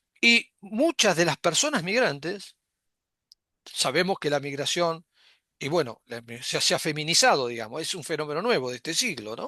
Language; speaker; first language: Spanish; native; Spanish